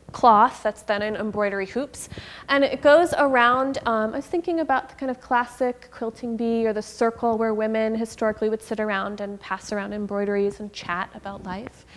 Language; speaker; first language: English; native; English